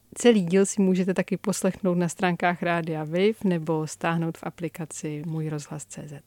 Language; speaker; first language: Czech; native; Czech